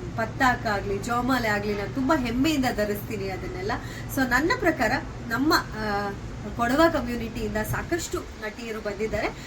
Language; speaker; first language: Kannada; non-native, local second language; Kodava